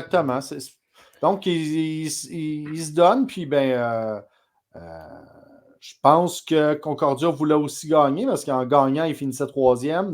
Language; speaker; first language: French; native; French